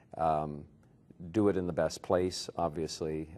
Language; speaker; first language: English; native; English